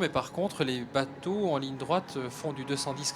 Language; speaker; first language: French; native; French